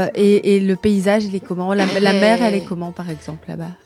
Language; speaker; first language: French; native; French